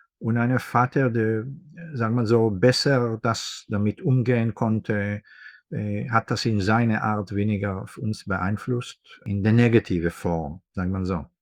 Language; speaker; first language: German; non-native, fluent; Hebrew